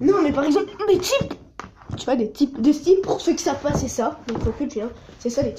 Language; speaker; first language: French; native; French